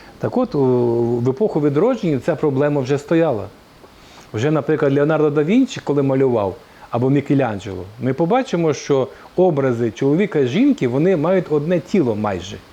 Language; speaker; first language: Ukrainian; native; Ukrainian